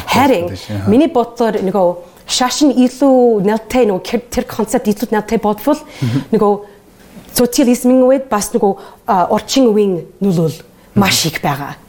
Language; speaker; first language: Mongolian; non-native, learner; English